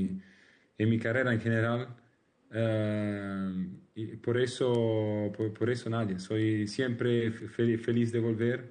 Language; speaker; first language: Spanish; non-native, learner; Italian